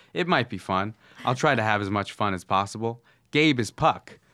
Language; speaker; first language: English; native; English